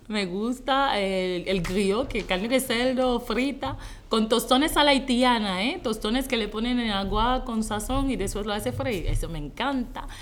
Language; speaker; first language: Spanish; non-native, fluent; Haitian Creole